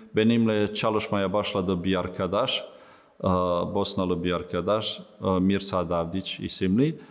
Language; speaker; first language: Turkish; non-native, fluent; Serbian